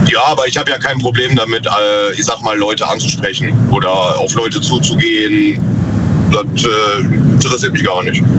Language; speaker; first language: German; native; German